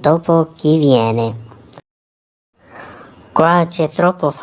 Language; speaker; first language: Italian; non-native, learner; Urdu